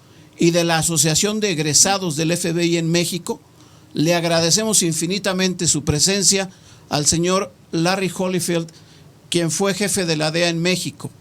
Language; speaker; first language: Spanish; native; Spanish